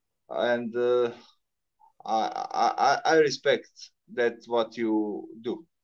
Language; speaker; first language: English; non-native, learner; Serbian